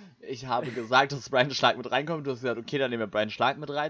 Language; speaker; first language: German; native; German